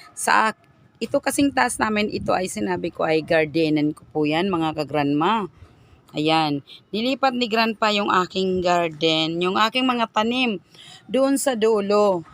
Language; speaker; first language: Filipino; non-native, local second language; Bikol